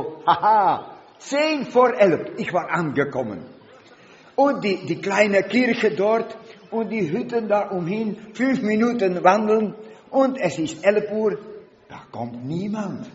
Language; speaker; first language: German; non-native, learner; Dutch